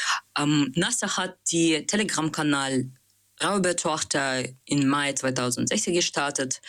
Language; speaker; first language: German; non-native, learner; Russian